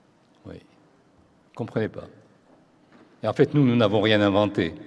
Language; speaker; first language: French; non-native, local second language; Arabic